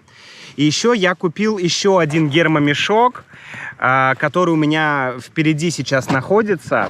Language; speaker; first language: Russian; native; Russian